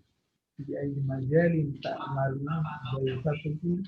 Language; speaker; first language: Arabic; non-native, fluent; Indonesian